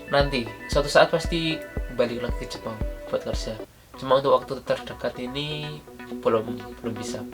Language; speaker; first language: Indonesian; native; Indonesian